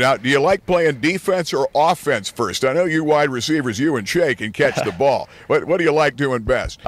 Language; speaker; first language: English; native; English